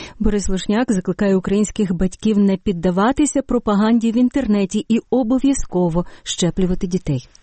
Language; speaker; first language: Ukrainian; native; Ukrainian